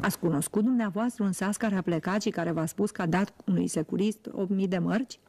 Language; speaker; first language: Romanian; native; Romanian